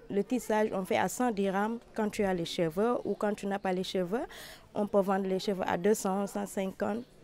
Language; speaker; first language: French; non-native, local second language; Wolof